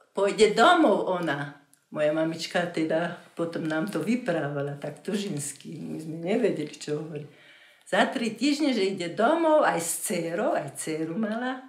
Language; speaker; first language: Slovak; non-native, local second language; German